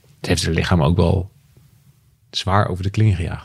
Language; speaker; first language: Dutch; native; Dutch